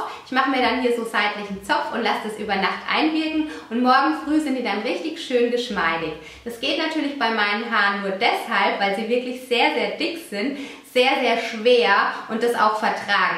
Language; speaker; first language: German; native; German